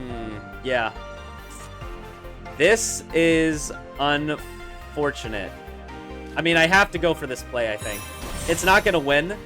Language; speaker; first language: English; native; English